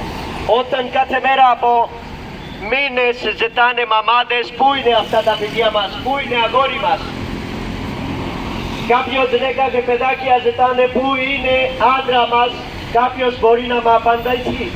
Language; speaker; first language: Greek; non-native, learner; Urdu